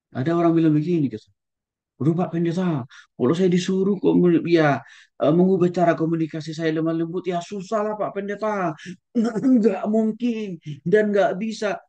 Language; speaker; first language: Indonesian; non-native, local second language; Batak Toba